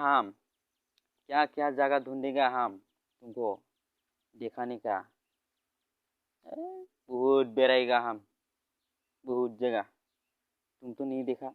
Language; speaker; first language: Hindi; non-native, local second language; Bodo